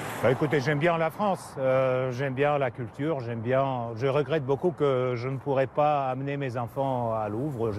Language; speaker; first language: French; non-native, fluent; Russian